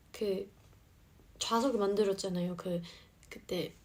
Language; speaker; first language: Korean; non-native, fluent; Vietnamese